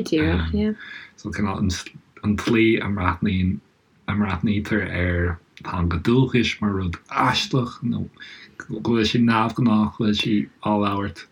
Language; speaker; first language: Irish; native; Irish